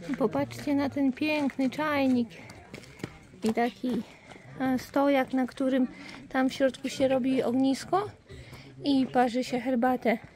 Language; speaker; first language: Polish; native; Polish